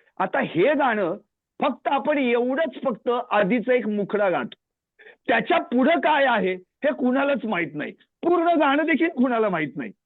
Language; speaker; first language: Marathi; native; Marathi